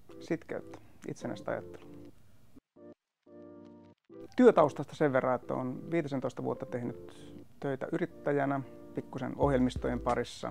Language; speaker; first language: Finnish; native; Finnish